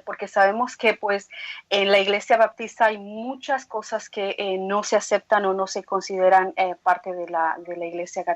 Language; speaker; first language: Spanish; native; Spanish